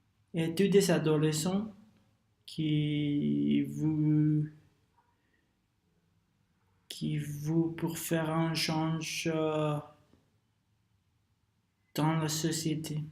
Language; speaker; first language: French; non-native, learner; Spanish